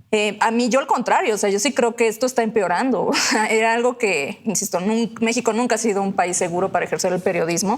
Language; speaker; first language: Spanish; native; Spanish